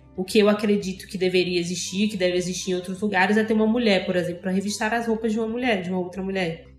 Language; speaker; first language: Portuguese; native; Portuguese